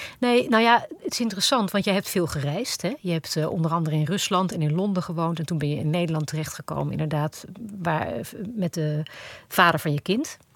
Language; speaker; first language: Dutch; native; Dutch